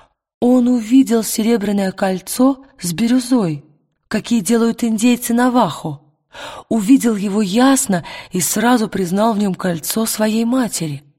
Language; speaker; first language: Russian; native; Russian